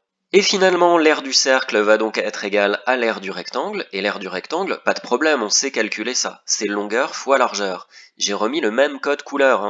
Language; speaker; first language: French; native; French